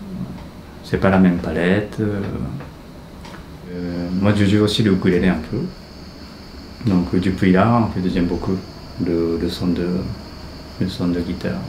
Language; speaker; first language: French; non-native, fluent; Japanese